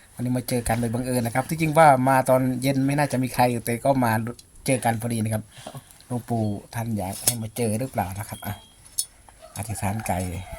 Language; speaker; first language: Thai; native; Thai